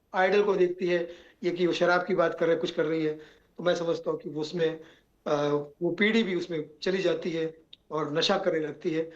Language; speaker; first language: Hindi; native; Hindi